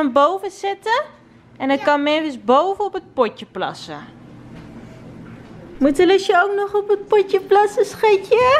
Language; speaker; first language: Dutch; native; Dutch